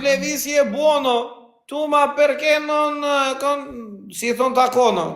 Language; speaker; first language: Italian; non-native, learner; Albanian